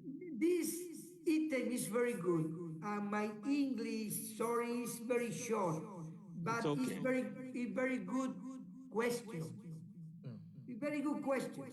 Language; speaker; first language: English; non-native, learner; Spanish